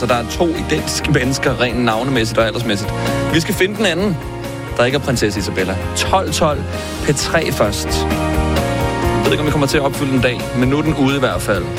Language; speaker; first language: Danish; native; Danish